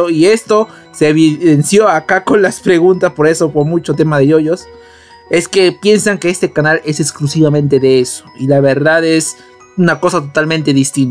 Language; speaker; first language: Spanish; native; Spanish